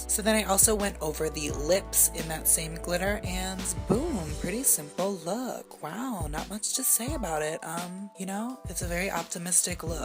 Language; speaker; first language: English; native; English